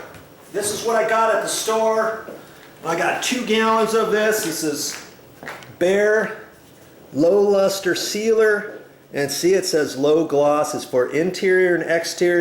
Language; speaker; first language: English; native; English